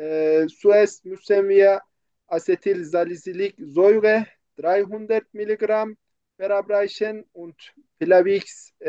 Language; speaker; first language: German; non-native, fluent; Turkish